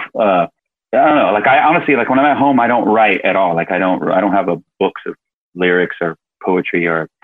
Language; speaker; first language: English; native; English